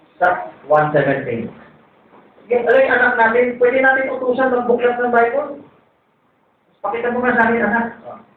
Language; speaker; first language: Filipino; native; Filipino